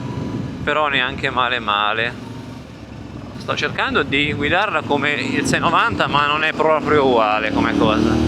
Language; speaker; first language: Italian; native; Italian